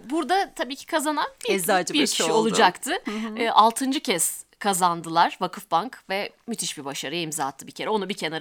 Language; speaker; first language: Turkish; native; Turkish